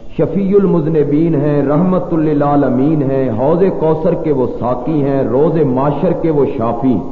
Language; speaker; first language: Urdu; non-native, local second language; Punjabi